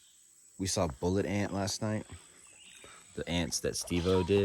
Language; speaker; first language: English; native; English